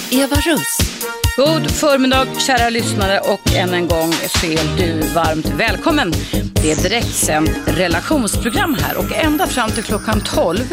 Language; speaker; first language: Swedish; native; Swedish